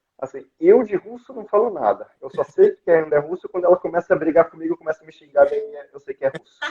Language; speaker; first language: Portuguese; native; Portuguese